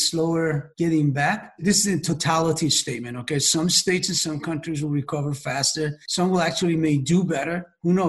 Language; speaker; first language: English; non-native, fluent; Persian